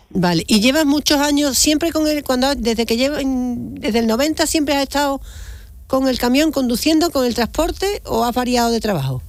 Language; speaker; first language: Spanish; native; Spanish